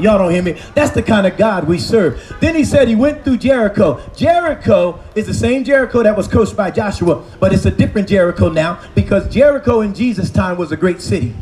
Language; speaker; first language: English; native; English